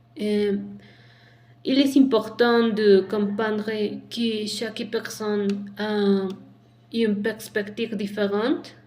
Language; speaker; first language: French; non-native, learner; Spanish